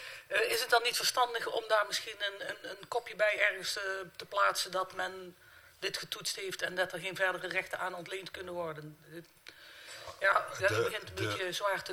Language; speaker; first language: Dutch; native; Dutch